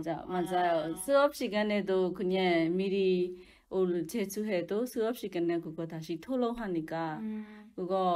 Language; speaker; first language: Korean; non-native, learner; Burmese